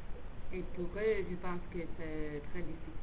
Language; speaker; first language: French; non-native, fluent; Italian